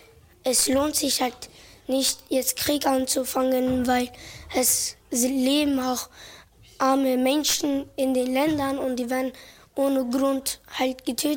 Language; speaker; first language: German; early bilingual, other home language; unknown